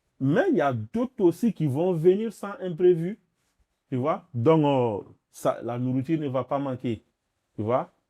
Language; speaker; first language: French; non-native, local second language; Dyula